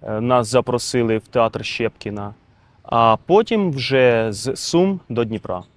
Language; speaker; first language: Ukrainian; non-native, local second language; Russian